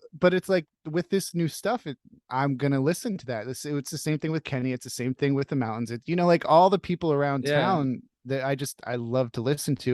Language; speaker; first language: English; native; English